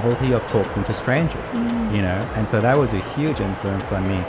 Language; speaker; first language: English; native; English